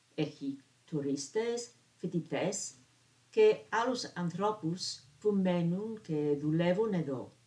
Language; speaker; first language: Greek; non-native, learner; English